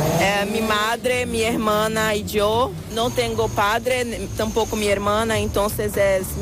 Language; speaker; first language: Spanish; non-native, fluent; Portuguese